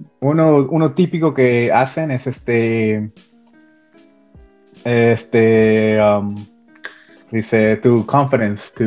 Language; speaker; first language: Spanish; early bilingual, heritage; Spanish